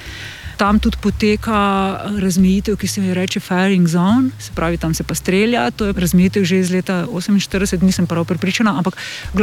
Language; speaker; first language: Slovenian; native; Slovenian